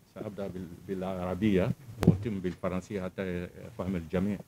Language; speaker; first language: Arabic; non-native, fluent; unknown